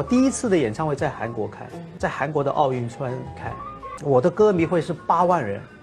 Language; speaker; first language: Chinese; non-native, local second language; Cantonese